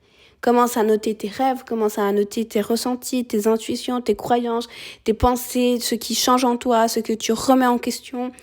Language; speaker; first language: French; early bilingual, other home language; Spanish